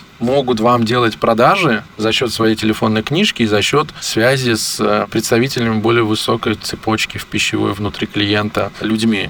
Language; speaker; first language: Russian; native; Russian